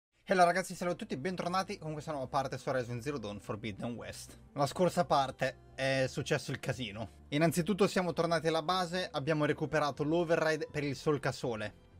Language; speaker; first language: Italian; native; Italian